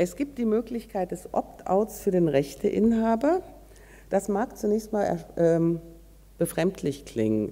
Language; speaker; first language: German; native; German